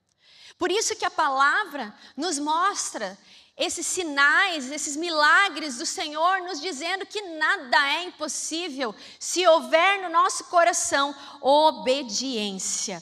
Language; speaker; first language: Portuguese; native; Portuguese